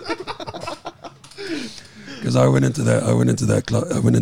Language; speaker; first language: English; non-native, local second language; Samoan